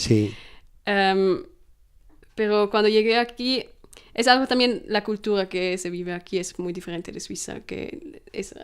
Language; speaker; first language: Spanish; non-native, fluent; German